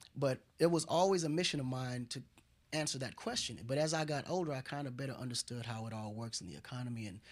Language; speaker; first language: English; non-native, fluent; Wolof